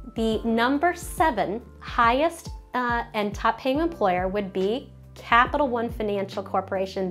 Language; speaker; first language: English; native; English